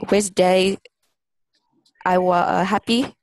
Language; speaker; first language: English; non-native, learner; Vietnamese